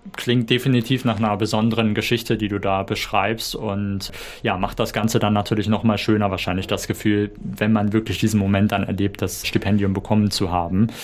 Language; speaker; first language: German; native; German